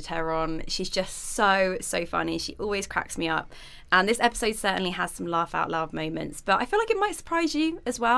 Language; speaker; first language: English; native; English